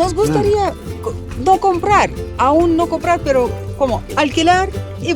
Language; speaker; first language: Spanish; non-native, learner; Russian